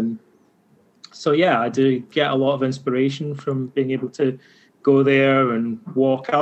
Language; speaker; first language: English; native; English